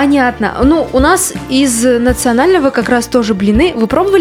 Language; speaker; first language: Russian; native; Russian